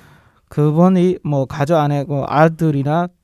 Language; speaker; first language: Korean; non-native, learner; Burmese